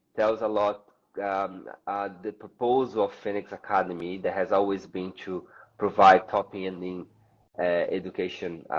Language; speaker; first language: English; non-native, fluent; Portuguese